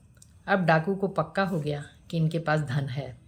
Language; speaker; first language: Hindi; native; Hindi